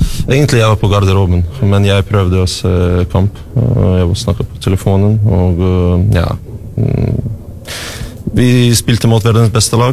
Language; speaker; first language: Norwegian; non-native, learner; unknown